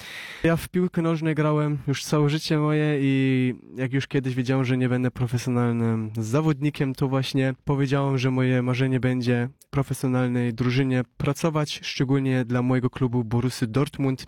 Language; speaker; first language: Polish; early bilingual, heritage; Polish